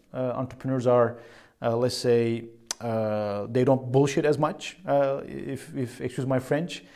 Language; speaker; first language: English; non-native, fluent; Turkish